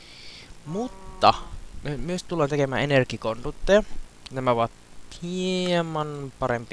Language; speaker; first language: Finnish; native; Finnish